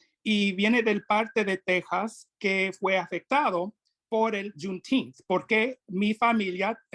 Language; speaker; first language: Spanish; non-native, fluent; English